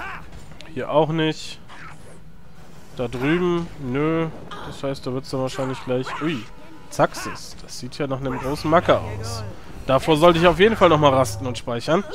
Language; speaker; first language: German; native; German